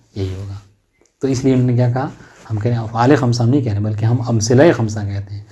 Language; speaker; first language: Urdu; native; Urdu